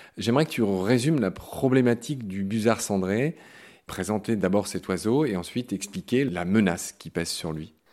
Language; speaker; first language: French; native; French